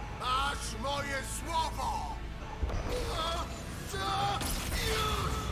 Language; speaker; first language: Polish; native; Polish